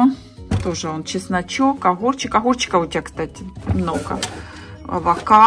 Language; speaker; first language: Russian; native; Russian